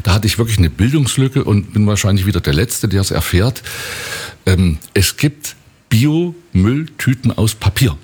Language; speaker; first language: German; native; German